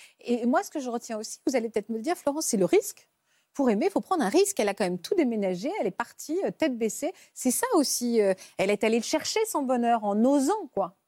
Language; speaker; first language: French; native; French